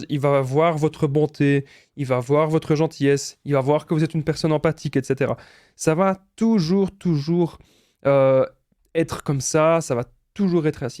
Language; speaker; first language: French; native; French